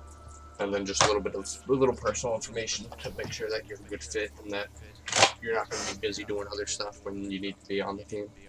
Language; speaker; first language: English; native; English